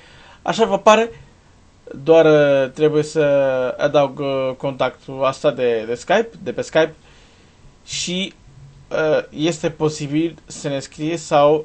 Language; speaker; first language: Romanian; non-native, learner; Portuguese